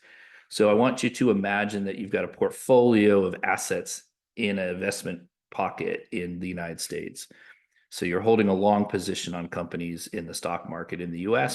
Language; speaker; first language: English; native; English